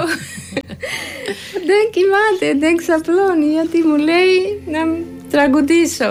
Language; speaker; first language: Greek; non-native, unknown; Georgian